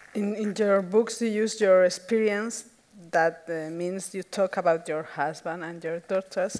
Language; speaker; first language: English; non-native, fluent; Spanish